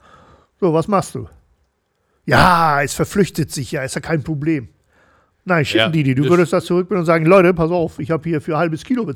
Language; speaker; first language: German; native; German